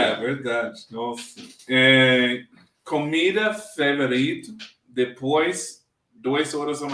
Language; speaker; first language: Portuguese; non-native, learner; English